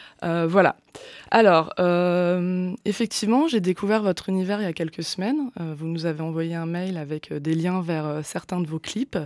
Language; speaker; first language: French; native; French